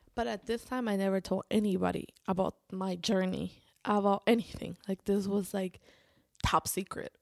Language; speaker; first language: English; non-native, fluent; Spanish